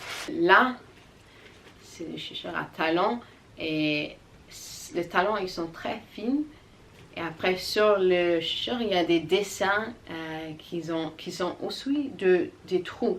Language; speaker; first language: French; non-native, learner; English